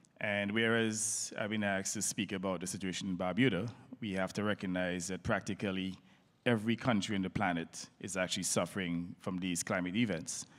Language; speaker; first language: English; native; English